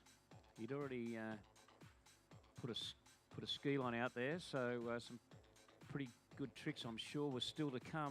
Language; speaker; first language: English; native; English